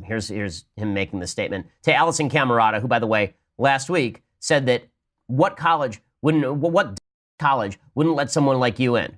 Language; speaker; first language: English; native; English